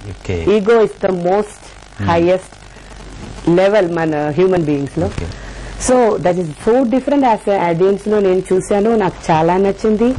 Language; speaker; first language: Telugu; non-native, fluent; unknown